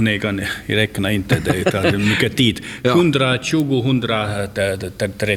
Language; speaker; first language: Swedish; non-native, learner; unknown